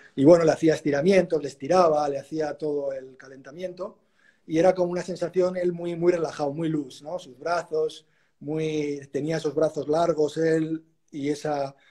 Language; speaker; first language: Spanish; native; Spanish